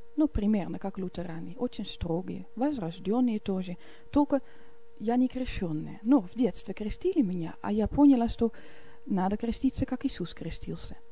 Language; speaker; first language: Russian; non-native, fluent; Dutch